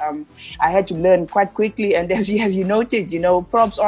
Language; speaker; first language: English; non-native, local second language; Xhosa